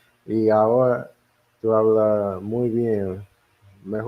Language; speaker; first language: Spanish; non-native, learner; English